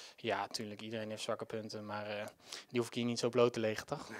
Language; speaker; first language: Dutch; native; Dutch